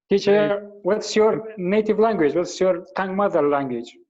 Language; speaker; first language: English; non-native, learner; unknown